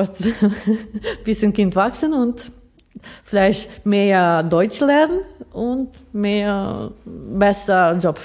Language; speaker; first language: German; non-native, learner; Ukrainian